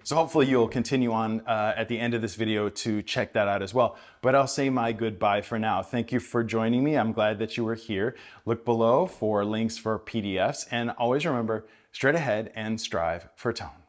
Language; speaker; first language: English; native; English